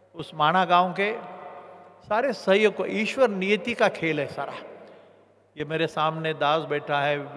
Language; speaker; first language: Hindi; non-native, local second language; Marathi